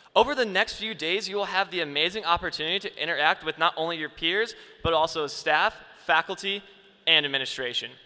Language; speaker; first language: English; native; English